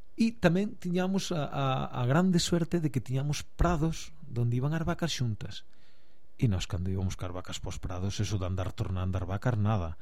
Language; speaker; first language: Galician; native; Galician